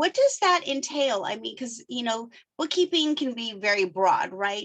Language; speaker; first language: English; native; English